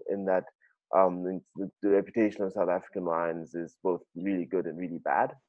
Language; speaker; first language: English; native; English